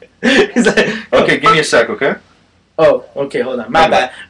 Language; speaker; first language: English; native; English